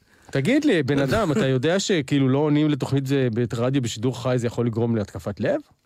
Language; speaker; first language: Hebrew; native; Hebrew